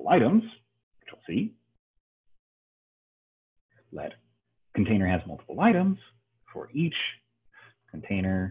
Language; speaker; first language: English; native; English